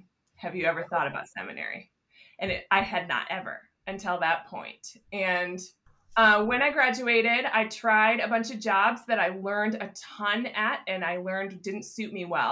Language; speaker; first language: English; native; English